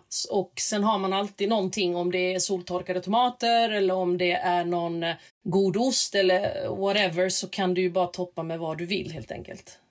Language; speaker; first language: Swedish; early bilingual, other home language; Russian